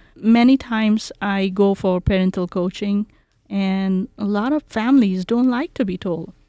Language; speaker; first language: English; non-native, local second language; Bangla